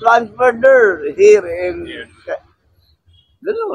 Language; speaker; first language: English; non-native, local second language; Filipino